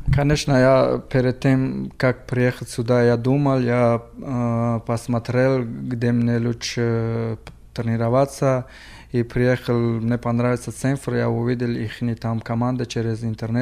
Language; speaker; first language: Russian; non-native, local second language; Tajik